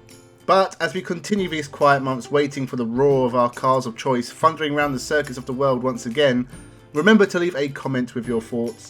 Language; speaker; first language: English; native; English